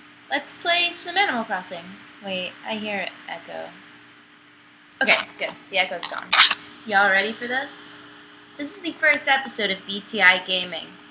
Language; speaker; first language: English; native; English